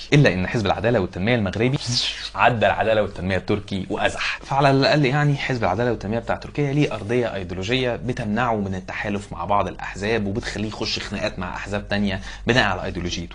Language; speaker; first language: Arabic; native; Arabic